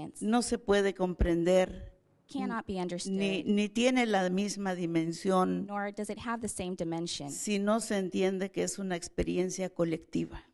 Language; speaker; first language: Spanish; non-native, local second language; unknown